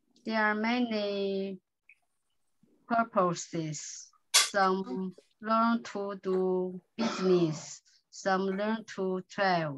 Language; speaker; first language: English; non-native, learner; Chinese